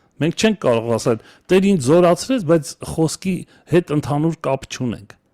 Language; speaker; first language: Armenian; native; Armenian